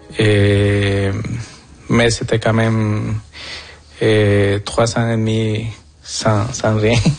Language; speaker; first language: French; non-native, fluent; Spanish